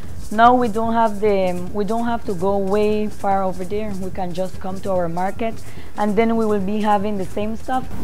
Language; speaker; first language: English; native; English